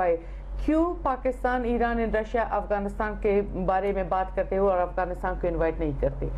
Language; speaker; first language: Hindi; non-native, fluent; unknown